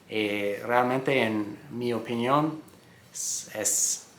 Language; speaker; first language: Spanish; non-native, fluent; English